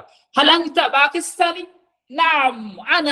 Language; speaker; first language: Arabic; non-native, fluent; Bangla